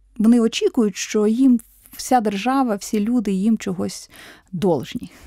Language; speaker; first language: Ukrainian; native; Ukrainian